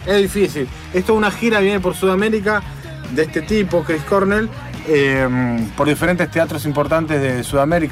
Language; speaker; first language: Spanish; native; Spanish